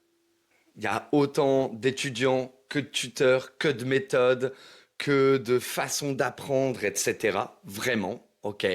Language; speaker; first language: French; native; French